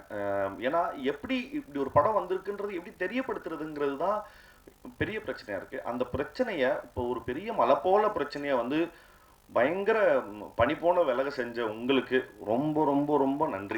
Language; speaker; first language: Tamil; native; Tamil